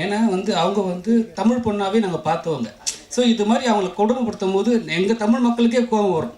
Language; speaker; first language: Tamil; native; Tamil